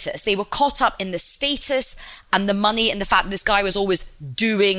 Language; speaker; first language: English; native; English